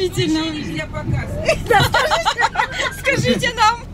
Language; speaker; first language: Russian; native; Russian